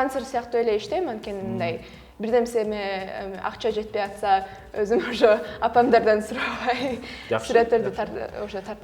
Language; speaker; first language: Kyrgyz; early bilingual, heritage; Kyrgyz